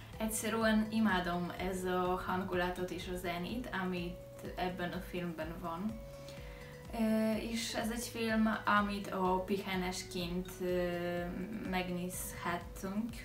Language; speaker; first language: Hungarian; non-native, learner; Polish